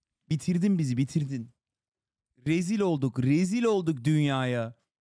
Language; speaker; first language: Turkish; native; Turkish